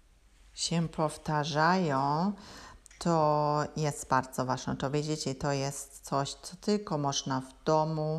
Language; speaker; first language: Polish; non-native, learner; German